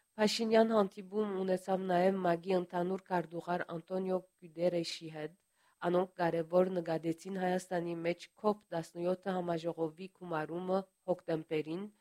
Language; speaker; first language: Armenian; early bilingual, heritage; Armenian